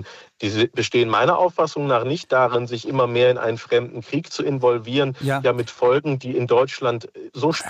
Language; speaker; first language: German; native; German